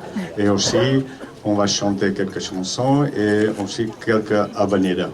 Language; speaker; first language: French; non-native, learner; Catalan